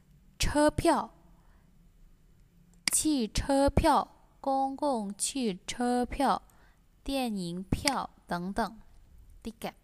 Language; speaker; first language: Chinese; non-native, fluent; Indonesian